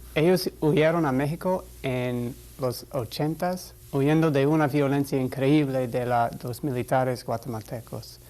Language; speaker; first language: Spanish; non-native, fluent; English